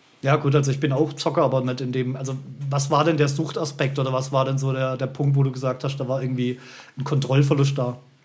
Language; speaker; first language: German; native; German